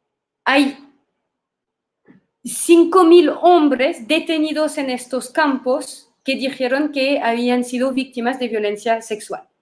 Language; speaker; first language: Spanish; non-native, fluent; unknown